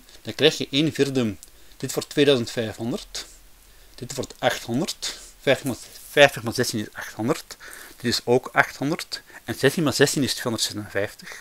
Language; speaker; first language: Dutch; native; Dutch